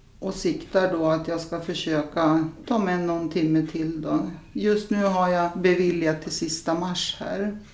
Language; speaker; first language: Swedish; early bilingual, other home language; Serbian